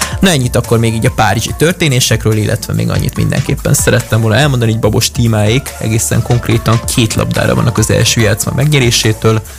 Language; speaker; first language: Hungarian; native; Hungarian